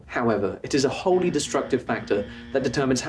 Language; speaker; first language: English; native; English